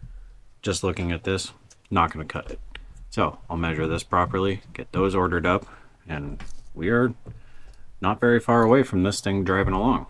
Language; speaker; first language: English; native; English